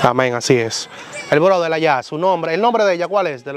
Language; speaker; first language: Spanish; native; Spanish